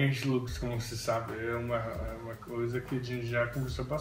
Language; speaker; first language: Portuguese; non-native, fluent; English